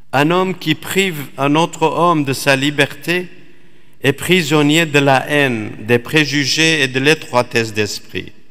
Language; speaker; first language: French; non-native, fluent; Assyrian Neo-Aramaic